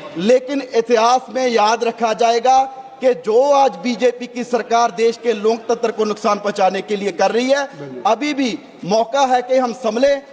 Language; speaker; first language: Hindi; non-native, local second language; Punjabi